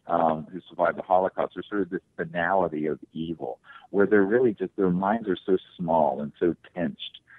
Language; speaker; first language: English; native; English